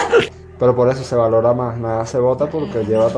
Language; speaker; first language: Spanish; native; Spanish